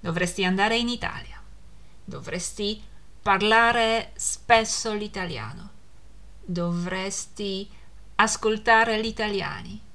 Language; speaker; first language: Italian; non-native, fluent; Polish